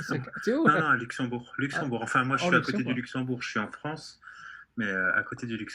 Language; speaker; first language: French; native; French